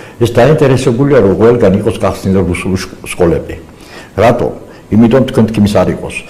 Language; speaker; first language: Georgian; non-native, local second language; Azerbaijani